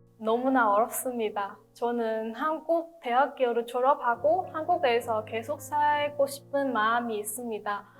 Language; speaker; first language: Korean; non-native, fluent; Vietnamese